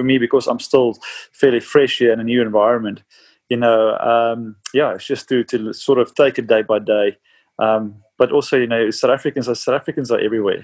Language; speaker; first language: English; non-native, local second language; Afrikaans